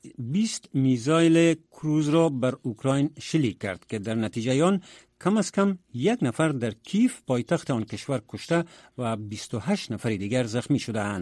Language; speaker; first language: Persian; native; Persian